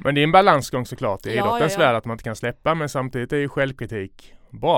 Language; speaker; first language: Swedish; native; Swedish